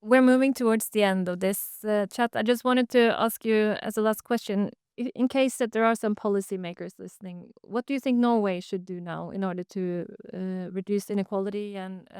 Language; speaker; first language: English; non-native, fluent; Norwegian